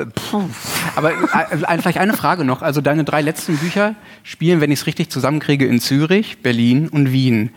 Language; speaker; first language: German; native; German